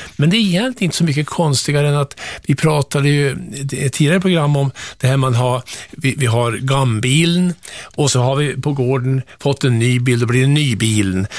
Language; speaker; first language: Swedish; native; Swedish